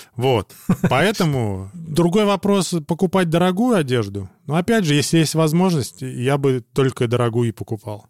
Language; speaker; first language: Russian; native; Russian